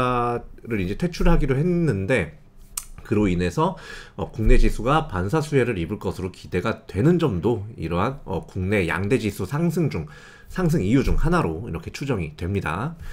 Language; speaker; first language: Korean; native; Korean